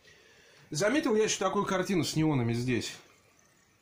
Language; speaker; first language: Russian; native; Russian